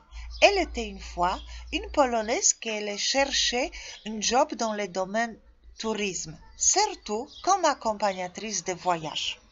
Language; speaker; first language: French; non-native, fluent; Polish